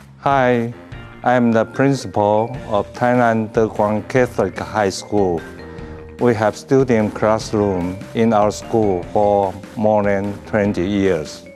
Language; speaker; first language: English; non-native, learner; Chinese